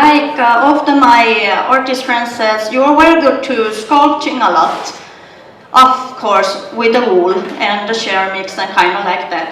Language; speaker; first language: English; non-native, learner; Swedish